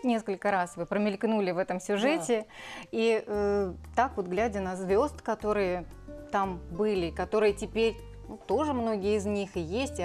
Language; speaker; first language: Russian; native; Russian